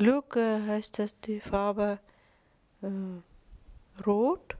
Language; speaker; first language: German; non-native, learner; Russian